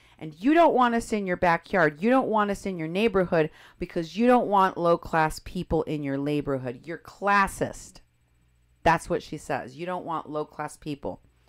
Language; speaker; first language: English; native; English